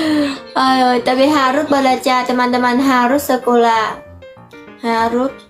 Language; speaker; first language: Indonesian; non-native, learner; Vietnamese